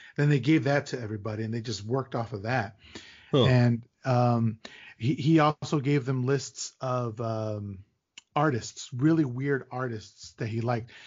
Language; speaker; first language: English; native; English